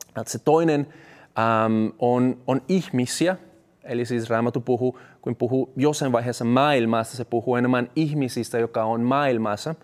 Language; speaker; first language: Finnish; non-native, fluent; Spanish